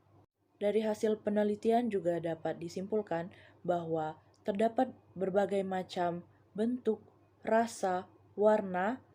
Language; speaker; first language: Indonesian; native; Indonesian